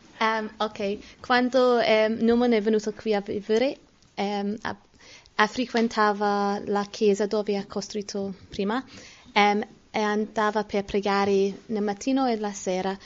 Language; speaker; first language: Italian; non-native, learner; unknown